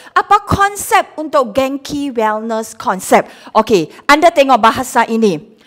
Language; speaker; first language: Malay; non-native, local second language; Chinese